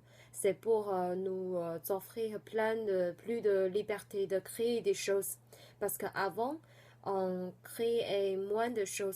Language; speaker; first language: French; non-native, fluent; Chinese